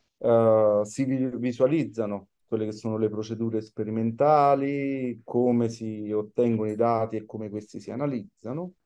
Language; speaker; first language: Italian; native; Italian